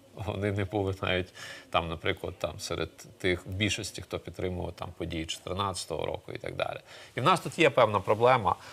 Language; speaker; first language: Ukrainian; early bilingual, other home language; Russian